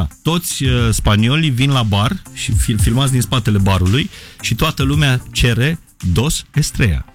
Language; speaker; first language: Romanian; native; Romanian